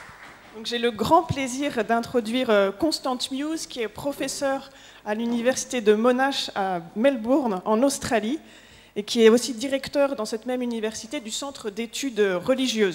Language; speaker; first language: French; native; French